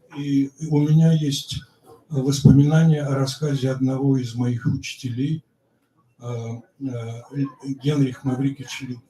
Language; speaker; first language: Russian; native; Russian